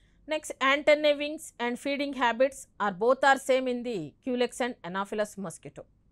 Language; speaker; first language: English; non-native, local second language; Telugu